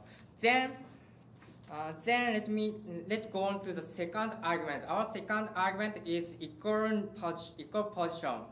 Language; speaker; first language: English; non-native, learner; Japanese